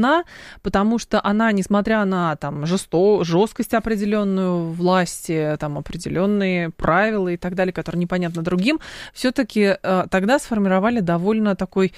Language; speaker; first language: Russian; native; Russian